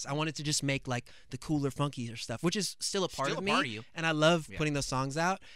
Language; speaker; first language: English; native; English